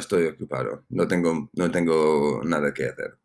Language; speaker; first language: Spanish; non-native, fluent; English